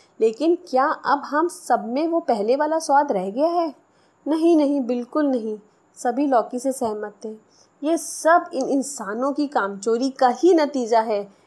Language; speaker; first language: Hindi; non-native, local second language; Marathi